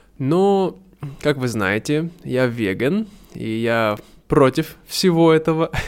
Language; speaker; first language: Russian; native; Russian